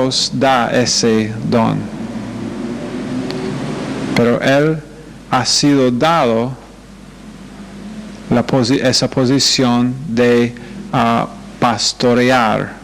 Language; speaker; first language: Spanish; non-native, fluent; English